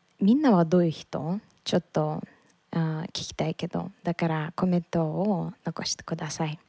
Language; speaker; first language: Japanese; non-native, learner; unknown